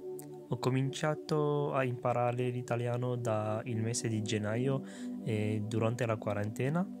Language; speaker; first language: Italian; non-native, learner; French